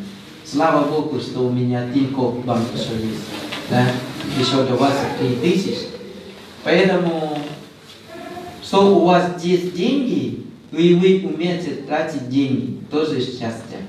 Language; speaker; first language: Russian; non-native, fluent; Thai